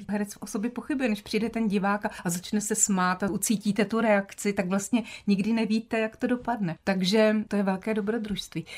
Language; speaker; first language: Czech; native; Czech